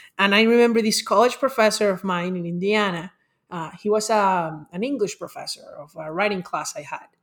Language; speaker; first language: English; non-native, fluent; Spanish